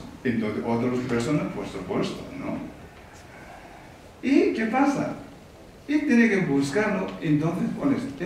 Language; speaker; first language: Spanish; non-native, learner; Tibetan